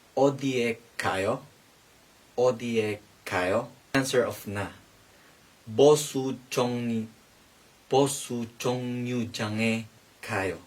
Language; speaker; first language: Korean; non-native, learner; Filipino